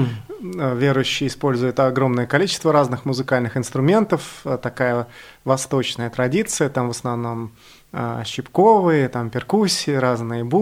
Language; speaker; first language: Russian; native; Russian